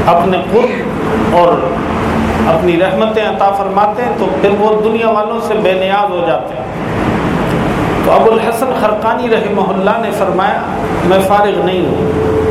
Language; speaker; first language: Urdu; native; Urdu